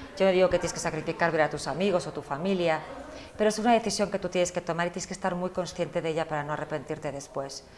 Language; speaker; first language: Spanish; early bilingual, heritage; Spanish